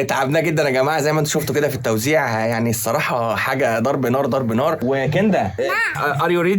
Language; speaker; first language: Arabic; native; Arabic